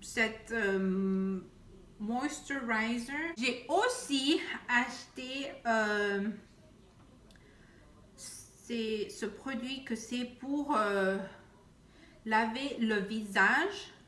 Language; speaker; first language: French; non-native, fluent; Spanish